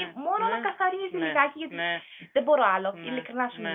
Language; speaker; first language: Greek; non-native, learner; German